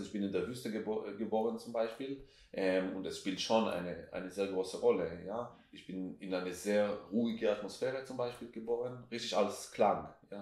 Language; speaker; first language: German; non-native, fluent; Hebrew